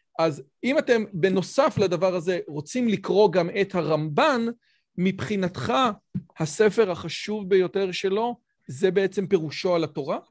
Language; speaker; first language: Hebrew; native; Hebrew